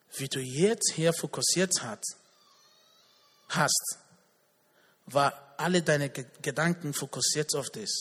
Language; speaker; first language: German; non-native, learner; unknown